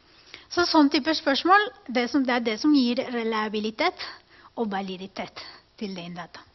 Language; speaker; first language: Norwegian; non-native, fluent; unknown